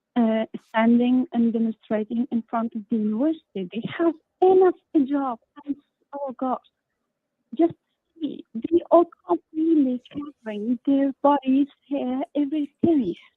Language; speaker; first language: English; non-native, learner; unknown